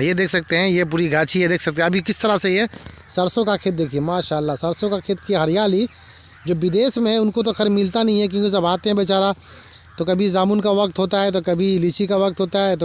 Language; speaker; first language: Hindi; native; Hindi